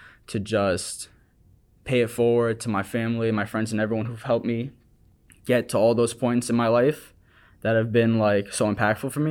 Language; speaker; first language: English; native; English